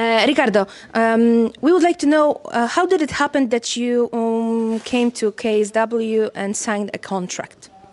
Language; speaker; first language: English; non-native, fluent; Polish